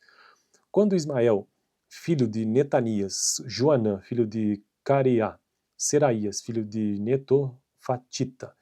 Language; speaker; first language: Portuguese; native; Portuguese